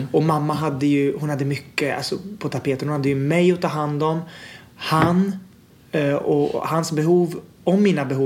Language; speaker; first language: Swedish; native; Swedish